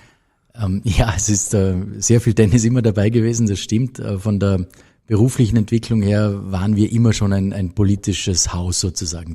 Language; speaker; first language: German; native; German